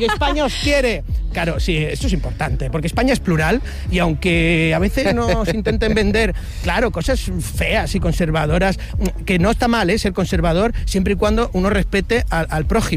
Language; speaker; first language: Spanish; native; Spanish